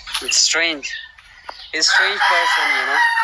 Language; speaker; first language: English; non-native, learner; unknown